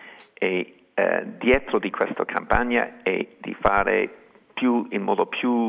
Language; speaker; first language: Italian; non-native, fluent; English